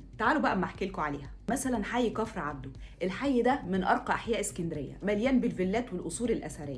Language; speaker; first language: Arabic; native; Arabic